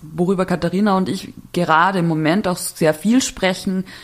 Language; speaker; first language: German; native; German